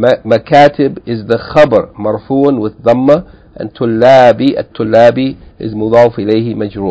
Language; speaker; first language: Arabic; non-native, fluent; English